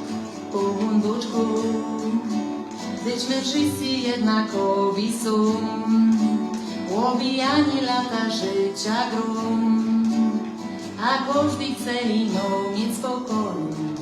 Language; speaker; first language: Polish; native; Polish